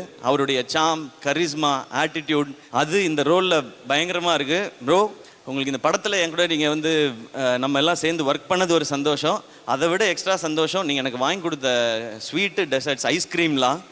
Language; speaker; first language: Tamil; native; Tamil